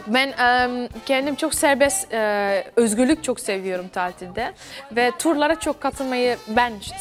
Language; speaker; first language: Turkish; early bilingual, heritage; Dutch